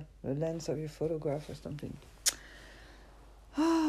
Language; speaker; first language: English; non-native, fluent; French